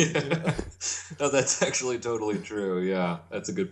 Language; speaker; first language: English; native; English